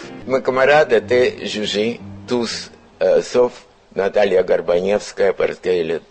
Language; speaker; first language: French; non-native, fluent; Russian